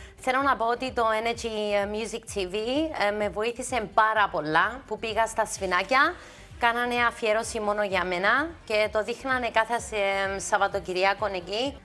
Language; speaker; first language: Greek; early bilingual, heritage; Greek